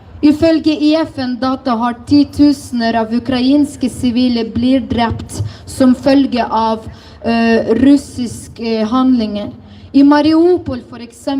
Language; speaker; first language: Norwegian; non-native, fluent; Ukrainian